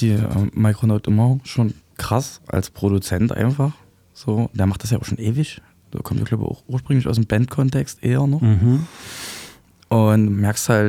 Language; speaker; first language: German; native; German